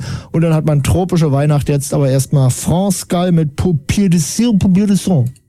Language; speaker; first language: German; native; German